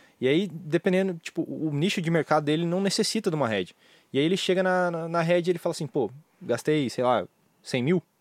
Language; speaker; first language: Portuguese; native; Portuguese